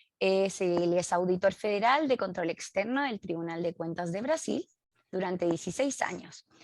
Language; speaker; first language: Spanish; native; Spanish